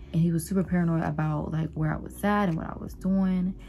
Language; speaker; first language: English; native; English